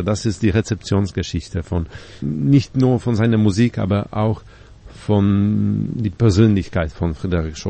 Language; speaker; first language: German; non-native, fluent; Polish